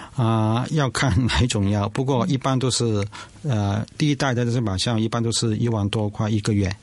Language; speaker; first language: Chinese; non-native, local second language; Cantonese